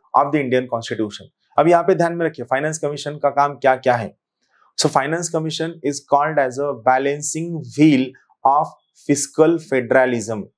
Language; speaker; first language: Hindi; non-native, local second language; Marathi